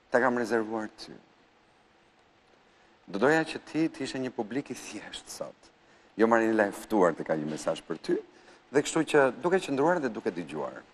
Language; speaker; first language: Albanian; native; Albanian